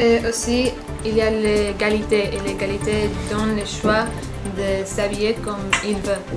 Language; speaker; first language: French; non-native, learner; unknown